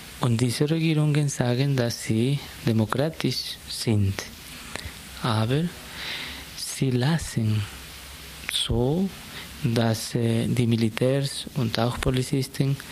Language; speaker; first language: German; non-native, fluent; Spanish